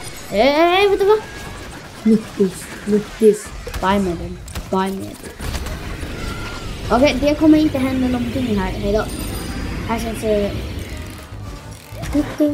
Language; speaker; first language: Swedish; early bilingual, other home language; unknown